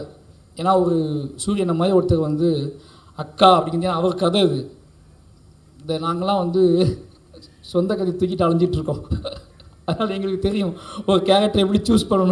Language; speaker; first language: Tamil; native; Tamil